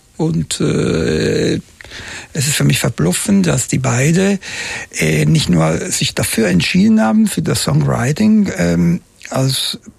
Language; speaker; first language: German; non-native, local second language; Italian